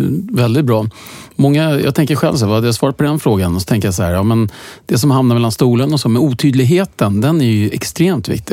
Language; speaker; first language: Swedish; native; Swedish